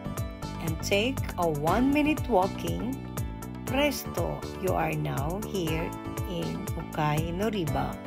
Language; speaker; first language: English; non-native, local second language; Filipino